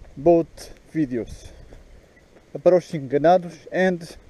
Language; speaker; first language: English; non-native, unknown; Portuguese